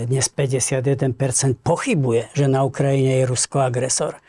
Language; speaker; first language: Slovak; native; Slovak